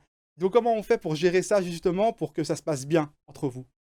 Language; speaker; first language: French; native; French